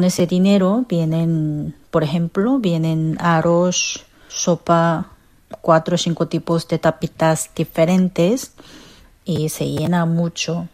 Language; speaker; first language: Spanish; non-native, fluent; Korean